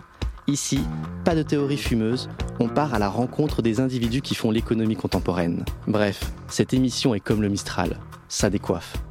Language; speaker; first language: French; native; French